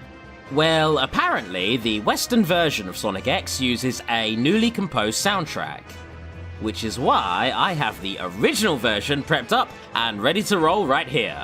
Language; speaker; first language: English; native; English